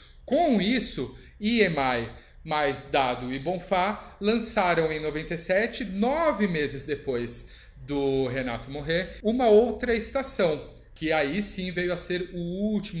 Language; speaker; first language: Portuguese; native; Portuguese